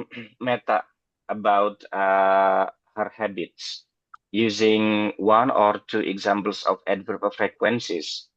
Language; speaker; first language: English; non-native, fluent; Indonesian